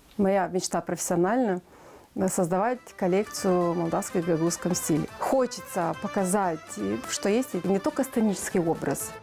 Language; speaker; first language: Russian; non-native, local second language; Romanian